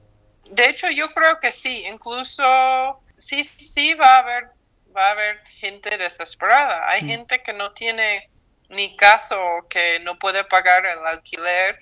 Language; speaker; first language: Spanish; non-native, fluent; English